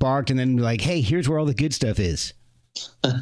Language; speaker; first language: English; native; English